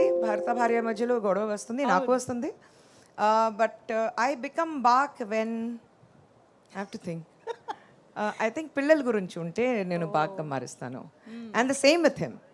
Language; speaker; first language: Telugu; non-native, local second language; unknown